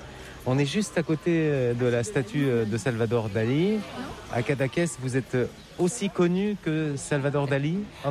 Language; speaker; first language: French; native; French